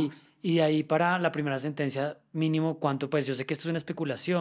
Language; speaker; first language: Spanish; native; Spanish